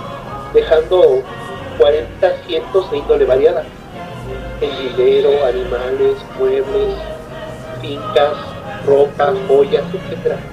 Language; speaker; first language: Spanish; native; Spanish